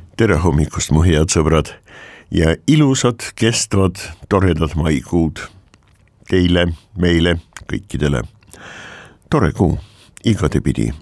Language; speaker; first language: Estonian; non-native, local second language; Russian